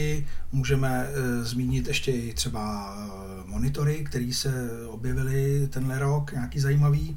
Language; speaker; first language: Czech; native; Czech